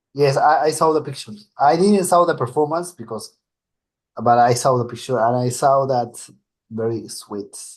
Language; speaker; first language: English; non-native, learner; Spanish